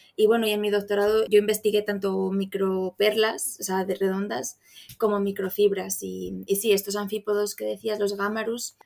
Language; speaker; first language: Spanish; native; Spanish